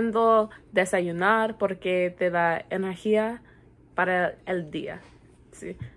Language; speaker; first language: Spanish; non-native, learner; English